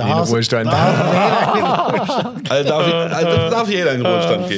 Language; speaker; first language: German; native; German